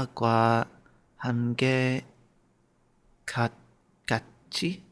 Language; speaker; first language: Korean; non-native, learner; English